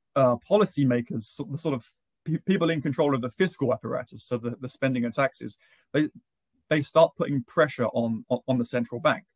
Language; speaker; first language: English; native; English